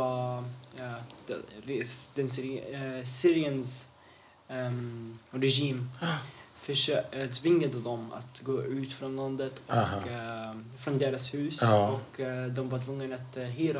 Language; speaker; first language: Swedish; early bilingual, other home language; Arabic